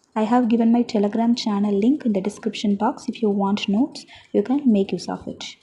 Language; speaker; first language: English; non-native, local second language; Tamil